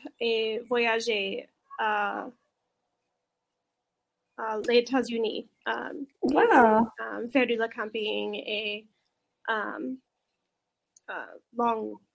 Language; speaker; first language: French; non-native, learner; English